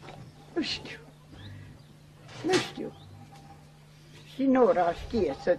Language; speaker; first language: Romanian; non-native, local second language; Hungarian